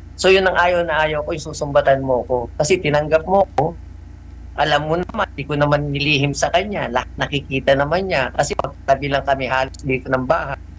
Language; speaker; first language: Filipino; native; Filipino